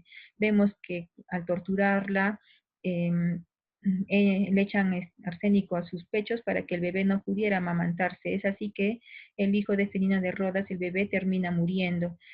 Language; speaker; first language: Spanish; native; Spanish